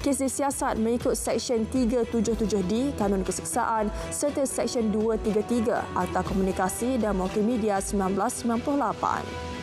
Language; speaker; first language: Malay; native; Malay